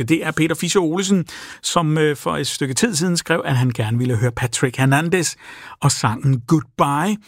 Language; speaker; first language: Danish; native; Danish